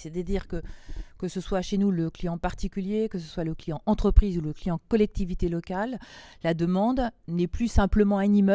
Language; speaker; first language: French; native; French